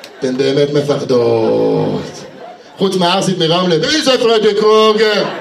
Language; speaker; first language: Hebrew; native; Hebrew